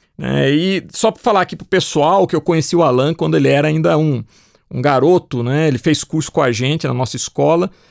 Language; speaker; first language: Portuguese; native; Portuguese